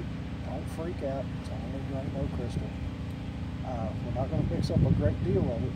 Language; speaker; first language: English; native; English